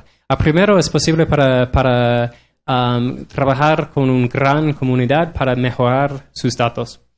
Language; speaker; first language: Spanish; non-native, learner; English